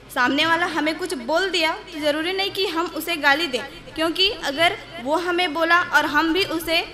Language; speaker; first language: Hindi; native; Hindi